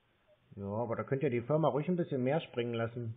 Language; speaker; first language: German; native; German